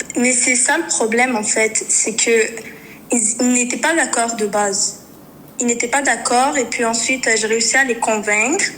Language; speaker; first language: French; native; French